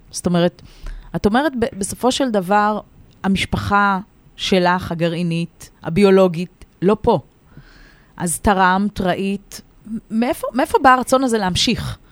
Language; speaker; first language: Hebrew; native; Hebrew